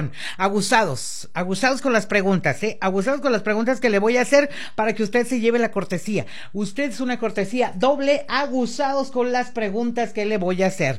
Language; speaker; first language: Spanish; native; Spanish